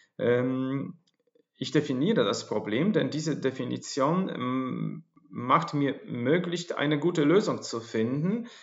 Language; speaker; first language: German; non-native, fluent; Polish